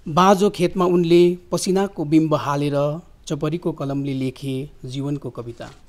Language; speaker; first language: Nepali; native; Nepali